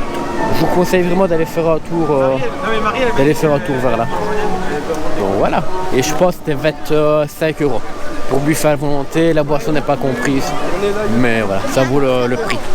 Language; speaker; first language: French; native; French